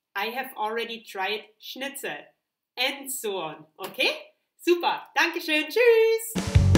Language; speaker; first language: English; non-native, fluent; German